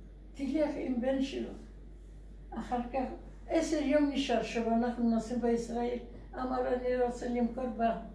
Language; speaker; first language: Hebrew; non-native, learner; Russian